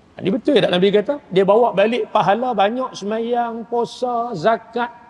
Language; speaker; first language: Malay; native; Malay